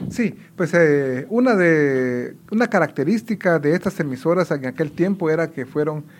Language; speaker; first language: Spanish; non-native, local second language; Kaqchikel